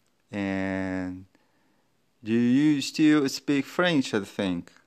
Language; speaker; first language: English; non-native, fluent; Portuguese